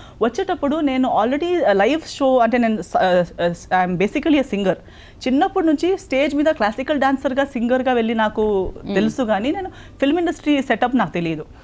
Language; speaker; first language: Telugu; non-native, learner; Konkani